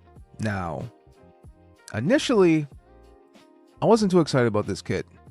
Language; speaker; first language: English; native; English